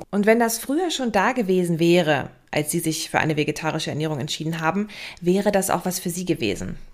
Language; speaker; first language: German; native; German